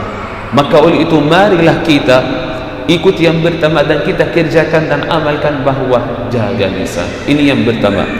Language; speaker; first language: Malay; non-native, fluent; Arabic